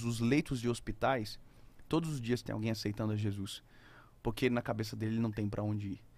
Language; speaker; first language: Portuguese; native; Portuguese